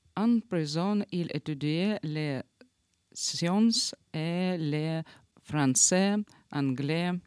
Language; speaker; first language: French; non-native, learner; Ukrainian